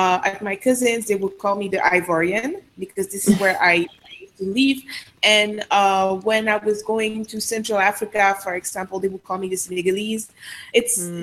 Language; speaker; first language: English; non-native, fluent; Sango